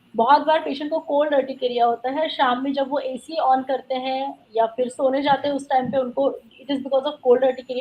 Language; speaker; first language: Hindi; non-native, local second language; Marathi